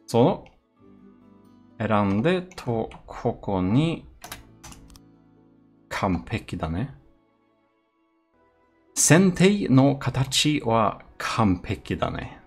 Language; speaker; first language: Japanese; non-native, learner; Swedish